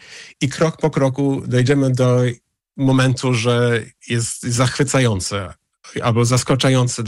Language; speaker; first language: Polish; early bilingual, heritage; English